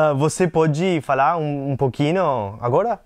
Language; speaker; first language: Portuguese; non-native, learner; English